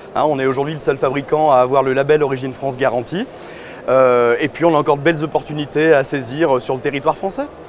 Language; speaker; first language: French; native; French